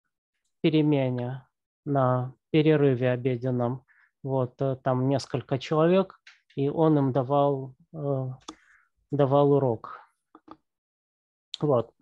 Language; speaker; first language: Russian; native; Russian